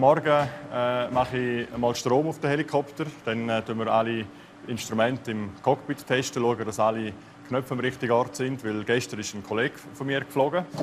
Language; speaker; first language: German; native; German